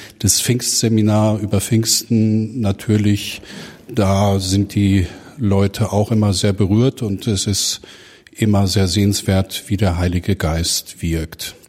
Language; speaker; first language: German; native; German